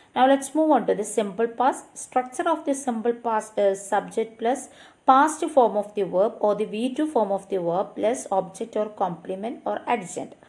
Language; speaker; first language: English; non-native, local second language; Malayalam